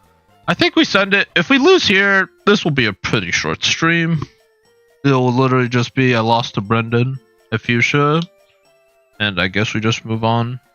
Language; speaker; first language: English; native; English